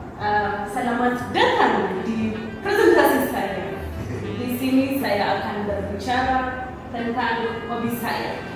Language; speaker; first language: Indonesian; non-native, learner; Amharic